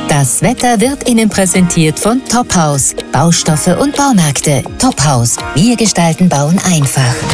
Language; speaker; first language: German; native; German